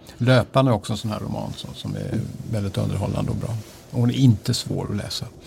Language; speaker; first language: Swedish; native; Swedish